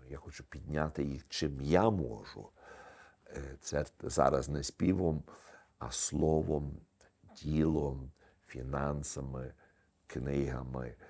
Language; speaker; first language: Ukrainian; early bilingual, heritage; Ukrainian